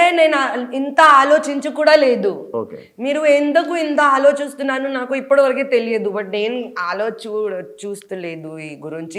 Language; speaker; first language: Telugu; non-native, local second language; Hindi